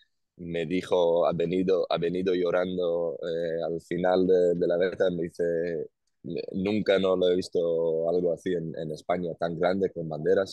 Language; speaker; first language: Spanish; non-native, learner; Hebrew